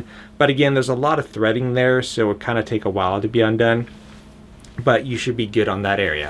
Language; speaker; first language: English; native; English